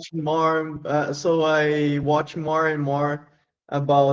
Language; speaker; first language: English; non-native, learner; Portuguese